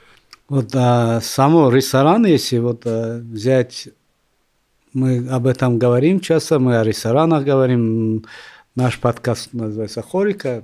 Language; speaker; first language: Russian; non-native, local second language; Tajik